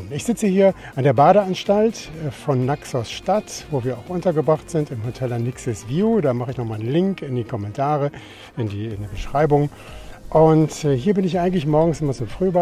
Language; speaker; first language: German; native; German